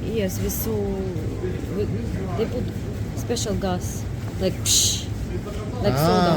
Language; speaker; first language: English; non-native, learner; Russian